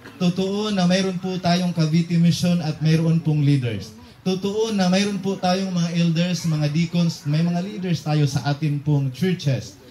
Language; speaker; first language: Filipino; non-native, local second language; Cebuano